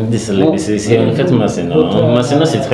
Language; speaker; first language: French; non-native, learner; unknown